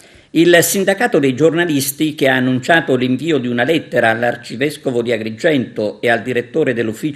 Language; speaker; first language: Italian; native; Italian